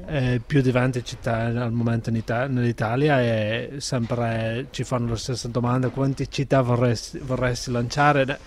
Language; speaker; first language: Italian; non-native, fluent; Spanish